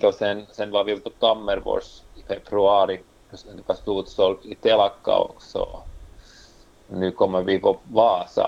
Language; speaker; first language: Swedish; non-native, local second language; Finnish